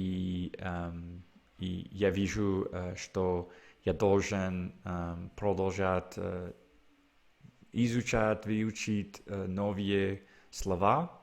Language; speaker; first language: Russian; non-native, learner; English